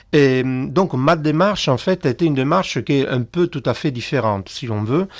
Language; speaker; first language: French; non-native, fluent; Italian